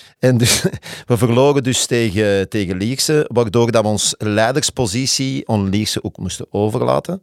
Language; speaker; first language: Dutch; native; Dutch